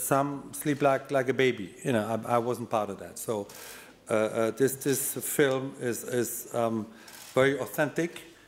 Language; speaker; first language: English; non-native, fluent; German